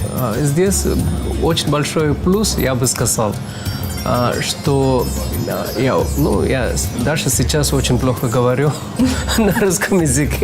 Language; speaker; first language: Russian; non-native, fluent; Tamil